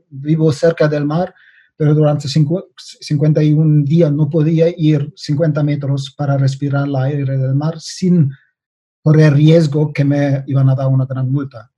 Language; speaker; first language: Spanish; non-native, fluent; German